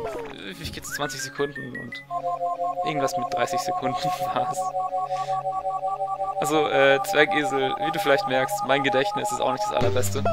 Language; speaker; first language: German; native; German